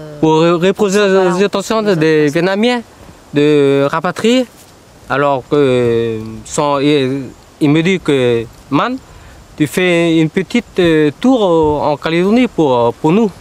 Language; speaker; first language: French; early bilingual, heritage; Vietnamese